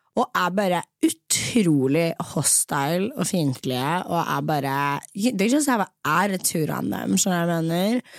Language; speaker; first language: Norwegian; early bilingual, other home language; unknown